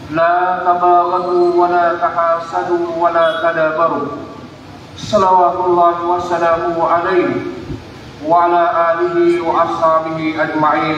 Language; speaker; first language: Arabic; non-native, fluent; Maranao